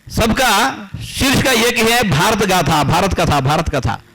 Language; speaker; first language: Hindi; non-native, local second language; Kannada